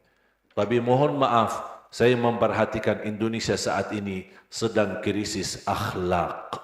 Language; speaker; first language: Indonesian; non-native, fluent; Arabic